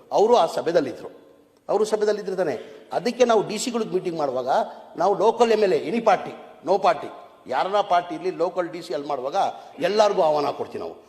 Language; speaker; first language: Kannada; non-native, local second language; Urdu